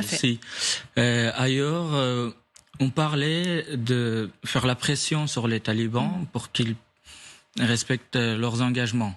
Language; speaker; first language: French; non-native, fluent; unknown